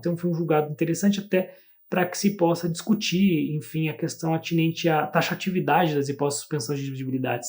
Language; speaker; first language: Portuguese; native; Portuguese